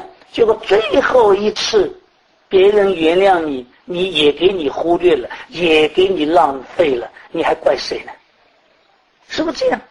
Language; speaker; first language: Chinese; native; Chinese